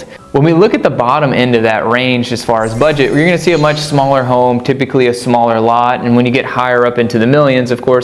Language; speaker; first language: English; native; English